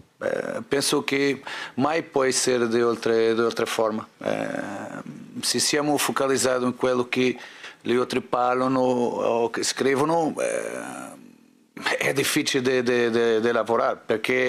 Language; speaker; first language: Italian; non-native, fluent; Portuguese